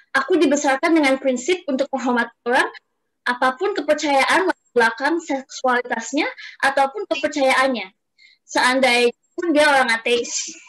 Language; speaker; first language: Indonesian; native; Indonesian